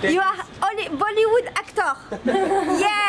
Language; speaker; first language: English; non-native, learner; French